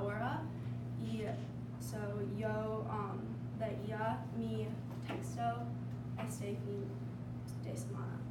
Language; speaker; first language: Spanish; non-native, learner; English